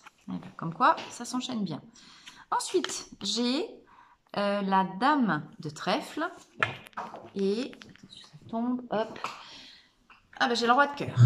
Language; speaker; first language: French; native; French